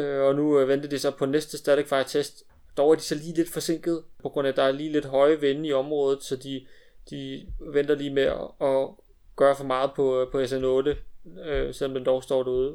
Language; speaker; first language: Danish; native; Danish